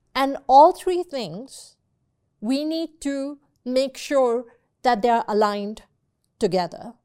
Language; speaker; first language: English; non-native, local second language; Urdu